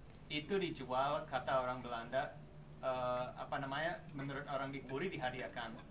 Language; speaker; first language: Indonesian; non-native, fluent; English